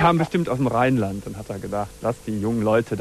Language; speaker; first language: German; native; German